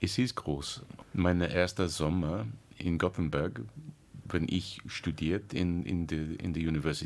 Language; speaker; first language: German; non-native, learner; English